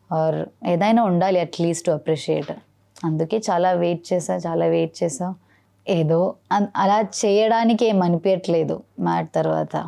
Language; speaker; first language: Telugu; non-native, learner; Malayalam